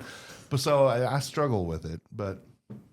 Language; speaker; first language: English; native; English